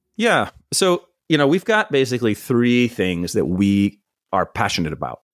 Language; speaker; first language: English; native; English